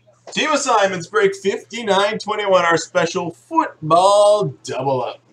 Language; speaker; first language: English; native; English